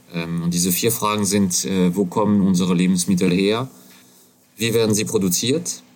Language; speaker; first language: German; non-native, fluent; French